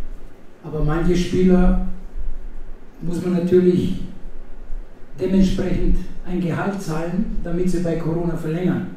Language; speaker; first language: German; non-native, fluent; Italian